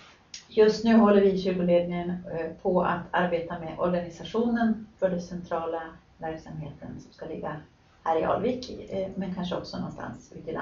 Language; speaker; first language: Swedish; native; Swedish